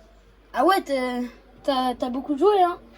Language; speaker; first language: French; native; French